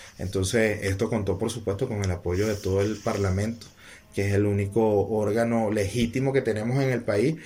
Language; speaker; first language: Spanish; native; Spanish